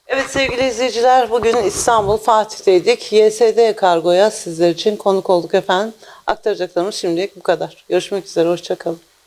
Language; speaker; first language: Turkish; native; Turkish